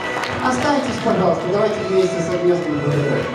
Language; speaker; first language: Russian; native; Russian